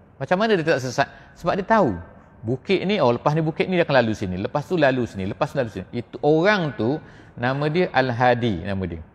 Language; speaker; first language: Malay; native; Malay